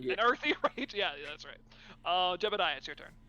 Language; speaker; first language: English; native; English